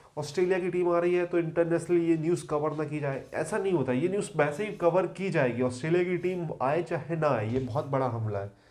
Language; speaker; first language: Hindi; native; Hindi